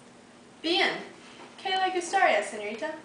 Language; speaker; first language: Spanish; non-native, learner; English